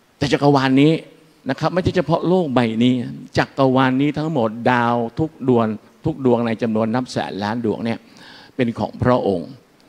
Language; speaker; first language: Thai; native; Thai